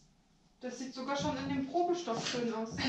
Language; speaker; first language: German; native; German